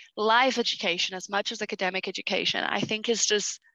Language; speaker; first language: English; early bilingual, other home language; Portuguese